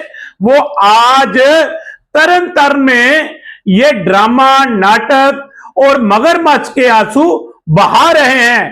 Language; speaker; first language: Hindi; non-native, local second language; Punjabi